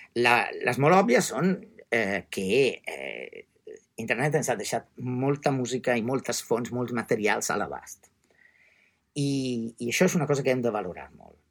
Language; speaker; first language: Catalan; non-native, fluent; Italian